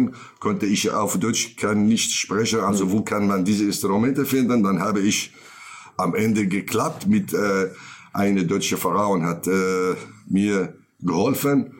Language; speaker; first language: German; non-native, learner; Kurdish